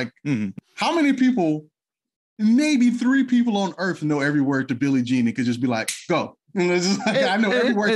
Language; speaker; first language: English; native; English